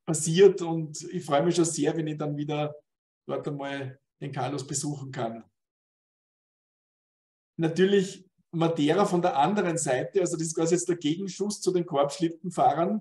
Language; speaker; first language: German; native; German